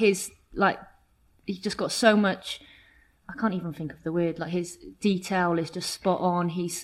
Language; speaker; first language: English; native; English